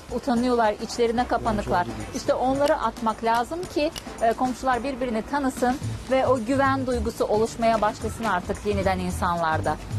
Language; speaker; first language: Turkish; non-native, fluent; Azerbaijani